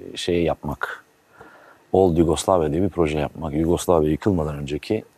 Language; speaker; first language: Turkish; native; Turkish